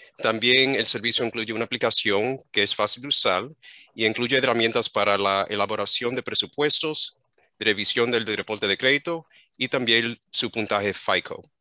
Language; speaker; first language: Spanish; early bilingual, heritage; English